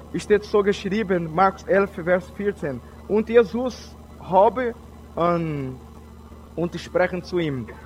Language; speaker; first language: German; non-native, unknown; Portuguese